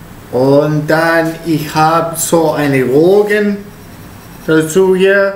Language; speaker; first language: German; non-native, learner; Italian